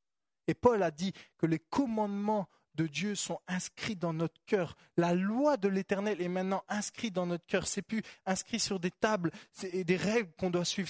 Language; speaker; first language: French; native; French